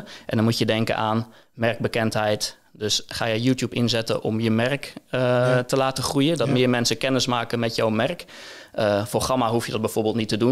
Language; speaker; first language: Dutch; native; Dutch